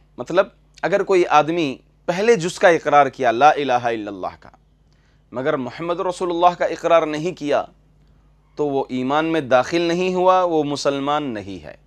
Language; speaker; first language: Urdu; native; Urdu